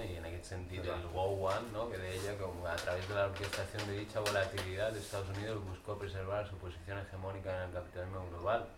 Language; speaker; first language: Spanish; non-native, local second language; Catalan